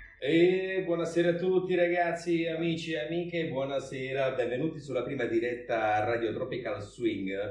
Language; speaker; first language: Italian; native; Italian